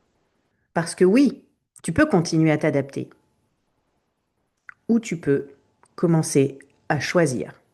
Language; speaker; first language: French; native; French